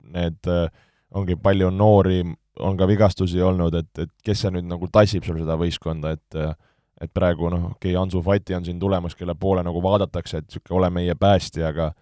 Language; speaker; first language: Estonian; native; Estonian